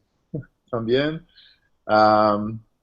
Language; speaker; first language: Spanish; non-native, learner; English